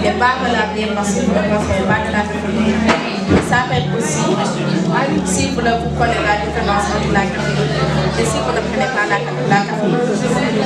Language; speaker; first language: French; non-native, learner; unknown